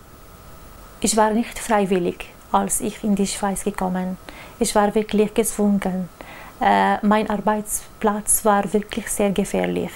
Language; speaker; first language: German; non-native, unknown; Arabic